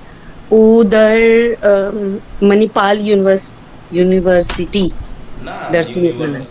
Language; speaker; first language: Persian; non-native, learner; Urdu